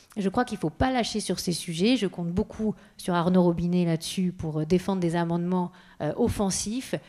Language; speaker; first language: French; native; French